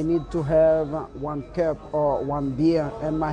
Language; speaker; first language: English; non-native, learner; Haitian Creole